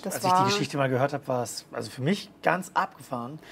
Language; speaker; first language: German; native; German